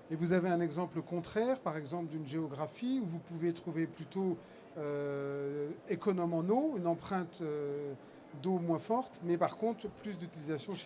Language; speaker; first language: French; native; French